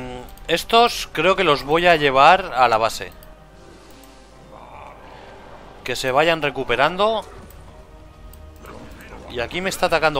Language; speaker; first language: Spanish; native; Spanish